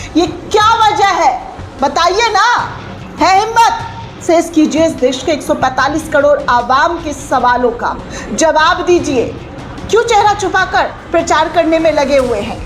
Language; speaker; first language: Hindi; native; Hindi